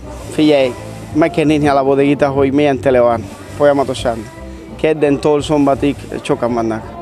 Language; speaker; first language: Hungarian; non-native, learner; Spanish